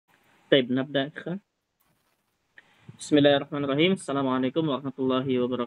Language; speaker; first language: Arabic; non-native, fluent; Indonesian